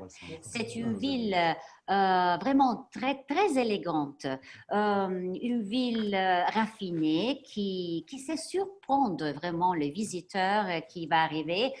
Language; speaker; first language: French; non-native, fluent; Italian